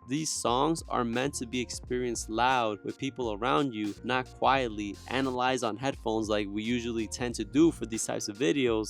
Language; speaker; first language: English; native; English